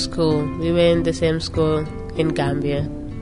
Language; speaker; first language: English; non-native, local second language; Mandingo